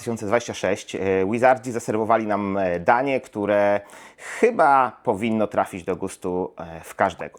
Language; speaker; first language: Polish; native; Polish